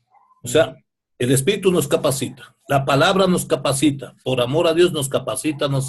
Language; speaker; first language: Spanish; native; Spanish